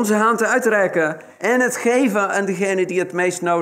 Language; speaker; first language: Dutch; non-native, fluent; Spanish